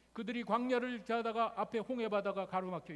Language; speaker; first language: Korean; native; Korean